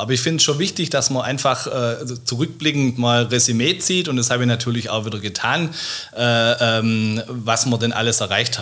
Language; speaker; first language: German; native; German